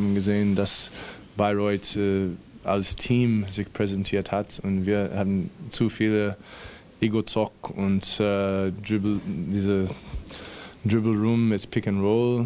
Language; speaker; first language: German; non-native, fluent; English